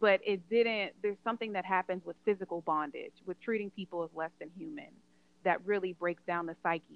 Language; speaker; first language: English; native; English